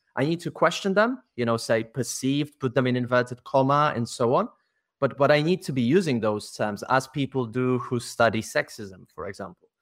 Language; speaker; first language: English; non-native, fluent; Polish